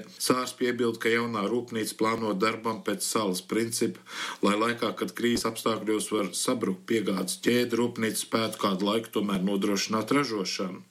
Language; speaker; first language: Latvian; early bilingual, heritage; Latvian